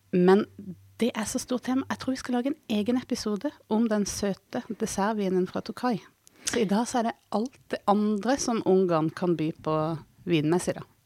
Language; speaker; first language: Norwegian; native; Norwegian